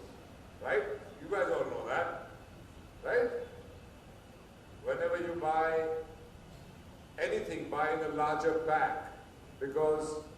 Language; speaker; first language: English; non-native, local second language; Hindi